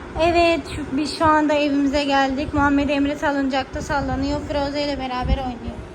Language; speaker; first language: Turkish; non-native, fluent; Urdu